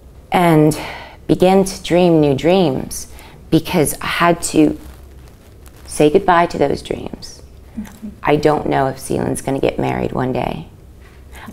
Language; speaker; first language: English; early bilingual, other home language; Spanish